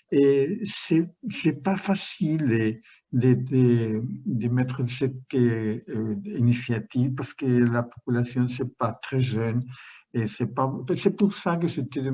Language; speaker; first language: French; non-native, learner; Spanish